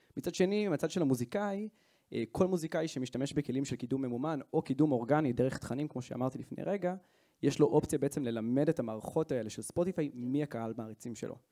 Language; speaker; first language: Hebrew; native; Hebrew